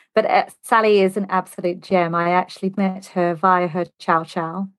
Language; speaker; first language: English; native; English